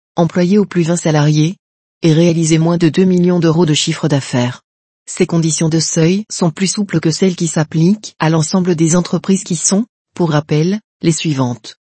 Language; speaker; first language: French; native; French